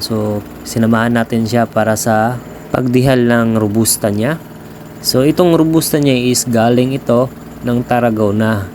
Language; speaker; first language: Filipino; non-native, local second language; Cebuano